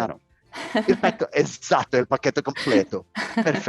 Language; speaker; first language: Italian; non-native, learner; English